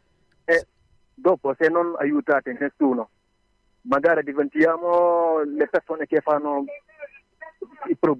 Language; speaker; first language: Italian; non-native, learner; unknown